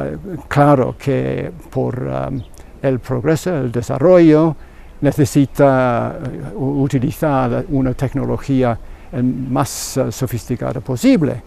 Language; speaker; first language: Spanish; non-native, fluent; English